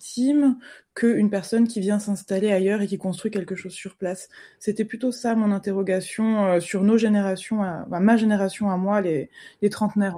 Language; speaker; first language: French; native; French